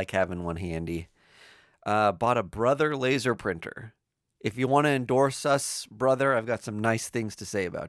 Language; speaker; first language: English; native; English